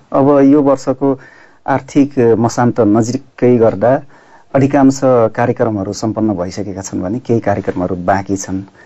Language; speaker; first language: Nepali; non-native, local second language; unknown